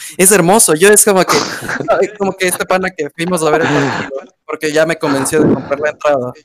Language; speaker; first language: Spanish; native; Spanish